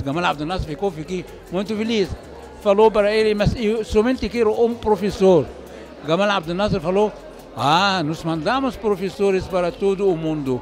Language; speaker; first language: Portuguese; non-native, fluent; Arabic